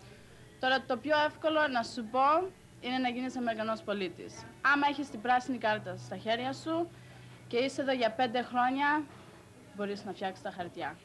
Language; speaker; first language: Greek; early bilingual, heritage; Greek